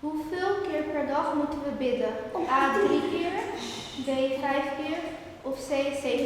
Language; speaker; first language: Dutch; early bilingual, other home language; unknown